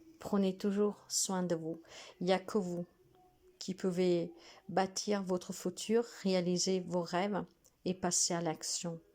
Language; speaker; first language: French; non-native, fluent; Italian